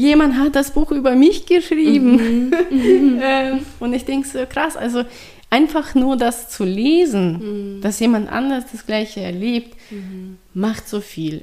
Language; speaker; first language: German; non-native, fluent; Russian